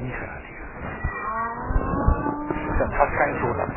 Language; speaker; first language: Japanese; native; Japanese